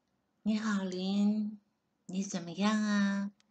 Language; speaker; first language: Chinese; non-native, learner; Hebrew